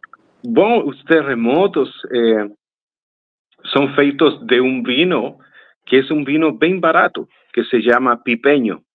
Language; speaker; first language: Portuguese; non-native, fluent; Spanish